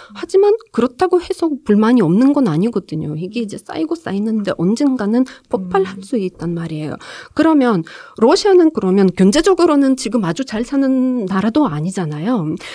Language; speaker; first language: Korean; non-native, fluent; Ukrainian